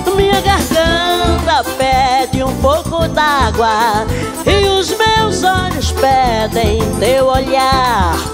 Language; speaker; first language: Portuguese; native; Portuguese